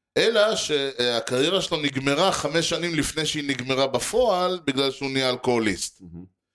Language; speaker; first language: Hebrew; native; Hebrew